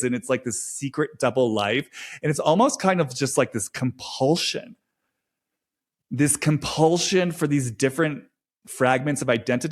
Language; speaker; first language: English; native; English